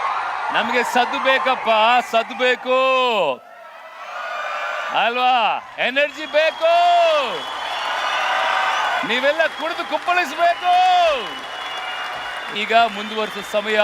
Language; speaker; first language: Kannada; native; Kannada